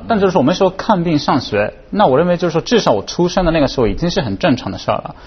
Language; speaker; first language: Chinese; non-native, fluent; Japanese